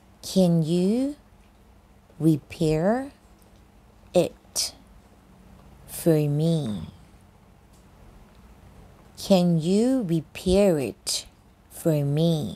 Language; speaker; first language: English; non-native, fluent; Thai